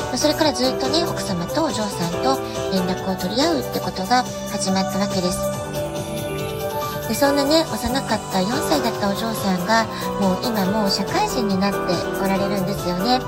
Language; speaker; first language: Japanese; native; Japanese